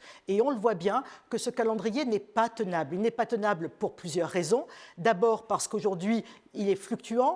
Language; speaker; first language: French; native; French